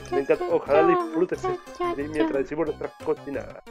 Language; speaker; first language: Spanish; native; Spanish